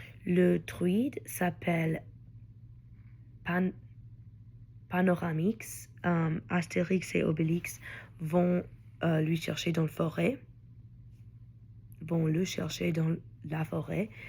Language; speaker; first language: French; non-native, learner; English